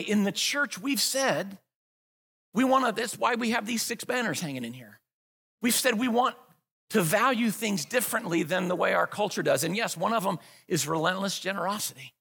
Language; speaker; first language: English; native; English